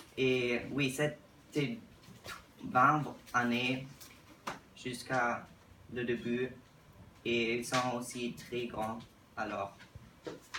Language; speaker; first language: French; non-native, learner; English